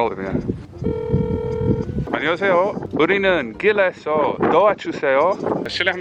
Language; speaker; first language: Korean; non-native, learner; English